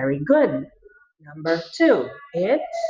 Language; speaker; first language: English; non-native, fluent; Vietnamese